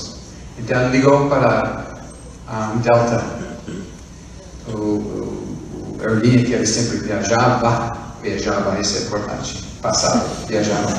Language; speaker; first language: Portuguese; non-native, fluent; English